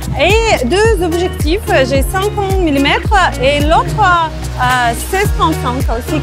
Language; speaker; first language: French; non-native, learner; Russian